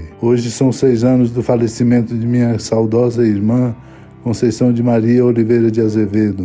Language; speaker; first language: Portuguese; native; Portuguese